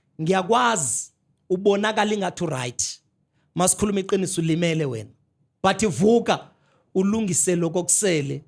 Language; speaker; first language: Zulu; native; Zulu